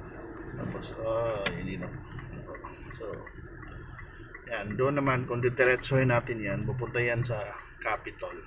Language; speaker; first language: Filipino; non-native, local second language; Cebuano